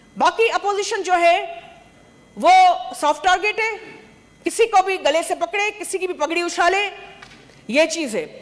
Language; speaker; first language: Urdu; non-native, local second language; Sindhi